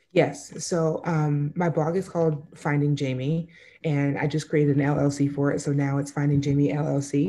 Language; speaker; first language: English; native; English